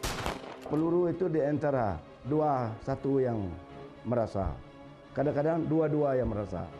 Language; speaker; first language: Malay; non-native, local second language; Iban